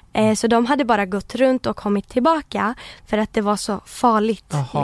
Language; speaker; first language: Swedish; early bilingual, other home language; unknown